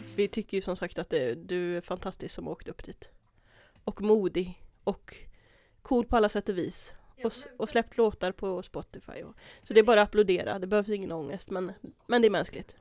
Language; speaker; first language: Swedish; native; Swedish